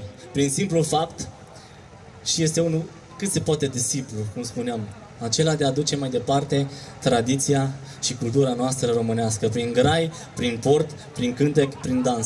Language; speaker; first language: Romanian; native; Romanian